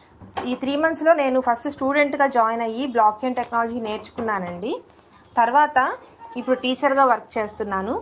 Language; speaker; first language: Telugu; native; Telugu